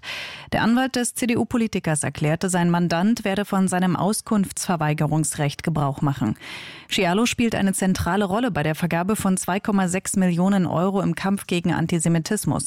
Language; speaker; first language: German; native; German